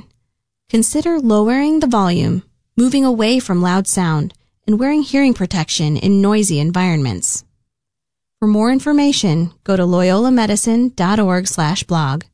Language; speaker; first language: English; native; English